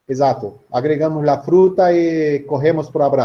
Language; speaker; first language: Spanish; non-native, learner; Portuguese